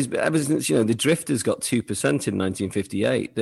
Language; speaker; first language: English; native; English